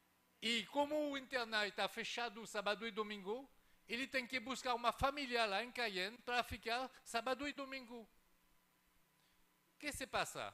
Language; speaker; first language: Portuguese; non-native, fluent; French